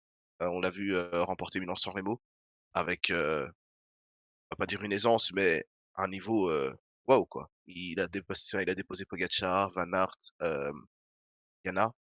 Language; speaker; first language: French; native; French